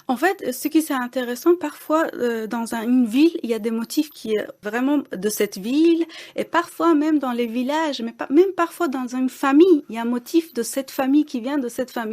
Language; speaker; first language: French; non-native, fluent; Persian